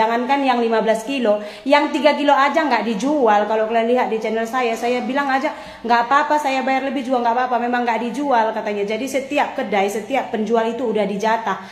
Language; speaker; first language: Indonesian; native; Indonesian